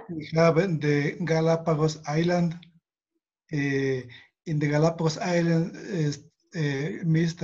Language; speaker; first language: English; non-native, learner; Spanish